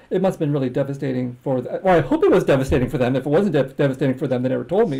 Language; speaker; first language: English; native; English